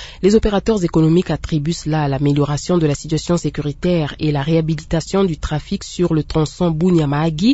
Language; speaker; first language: French; non-native, local second language; Lingala